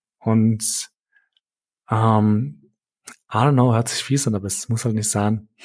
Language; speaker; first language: German; early bilingual, other home language; Albanian